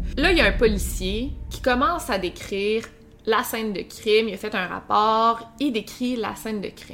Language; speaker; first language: French; native; French